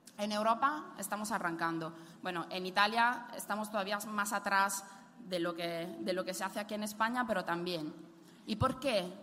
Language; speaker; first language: Spanish; non-native, fluent; Italian